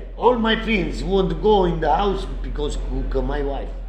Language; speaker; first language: English; non-native, learner; Italian